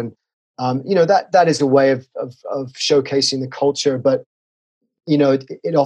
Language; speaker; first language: English; native; English